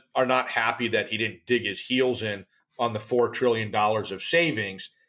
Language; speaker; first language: English; native; English